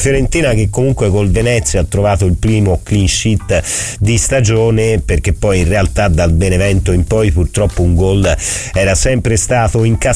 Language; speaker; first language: Italian; native; Italian